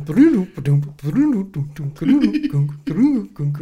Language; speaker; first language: English; native; English